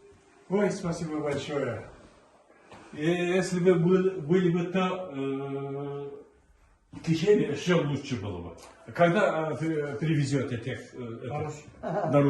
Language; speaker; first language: Russian; non-native, local second language; Kyrgyz